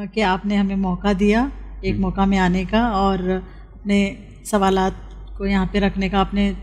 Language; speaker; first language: Hindi; non-native, local second language; Urdu